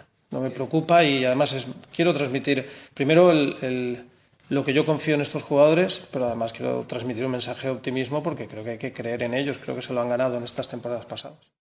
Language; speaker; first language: Spanish; native; Spanish